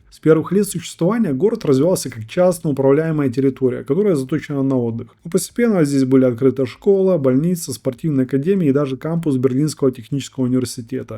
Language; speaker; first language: Russian; native; Russian